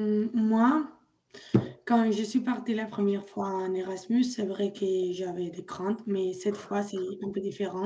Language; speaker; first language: French; non-native, learner; Spanish